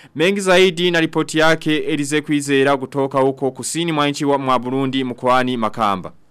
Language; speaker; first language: Swahili; non-native, local second language; Rundi